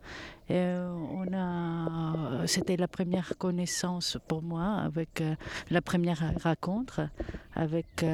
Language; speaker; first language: French; non-native, fluent; Greek